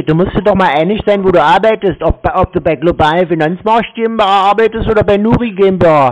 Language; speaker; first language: German; native; German